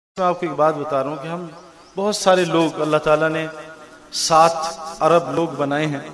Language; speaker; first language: Urdu; native; Urdu